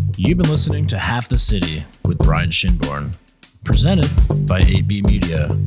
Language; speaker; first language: English; native; English